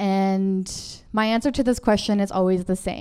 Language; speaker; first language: English; native; English